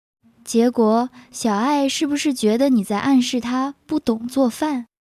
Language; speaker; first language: Chinese; native; Chinese